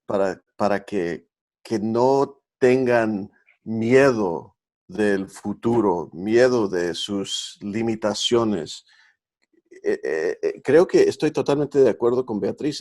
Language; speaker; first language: Spanish; early bilingual, heritage; Spanish